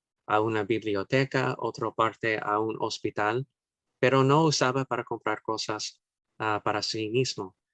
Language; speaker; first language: Spanish; non-native, fluent; English